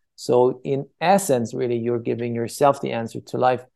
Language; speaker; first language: English; early bilingual, other home language; Persian